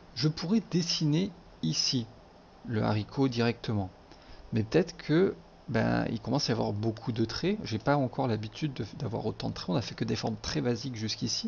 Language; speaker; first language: French; native; French